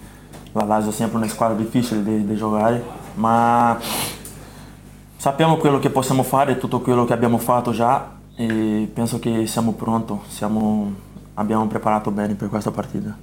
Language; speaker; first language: Italian; non-native, fluent; Portuguese